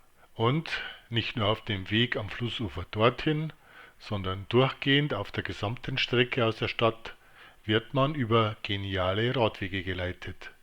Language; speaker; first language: German; native; German